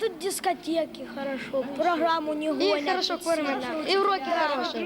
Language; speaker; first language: Russian; native; Russian